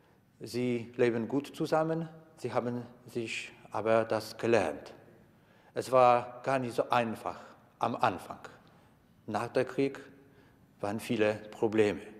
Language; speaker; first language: German; non-native, fluent; Polish